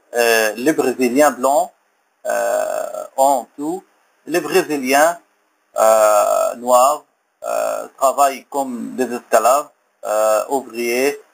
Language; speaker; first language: French; non-native, learner; Arabic